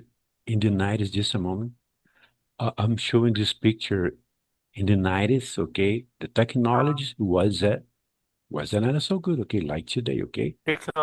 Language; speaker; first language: English; non-native, fluent; Portuguese